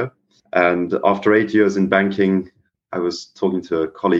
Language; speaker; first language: English; native; English